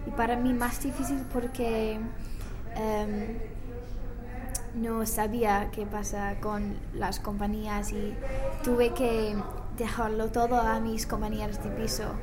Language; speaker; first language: Spanish; non-native, learner; English